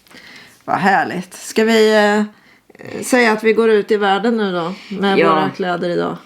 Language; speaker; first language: Swedish; native; Swedish